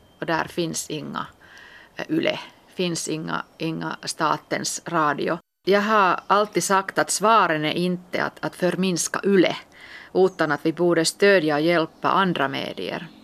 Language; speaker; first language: Swedish; non-native, local second language; Finnish